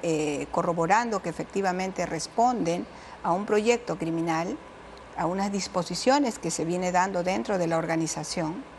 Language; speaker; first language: Spanish; native; Spanish